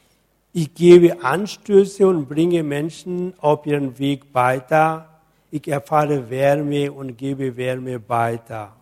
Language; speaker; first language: German; non-native, fluent; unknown